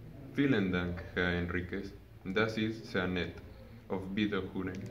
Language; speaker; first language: German; non-native, learner; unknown